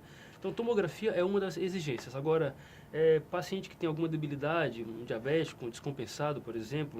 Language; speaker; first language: Portuguese; native; Portuguese